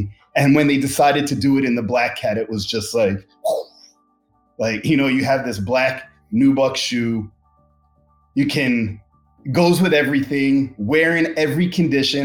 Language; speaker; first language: English; native; English